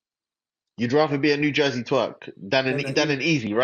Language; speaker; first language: English; native; English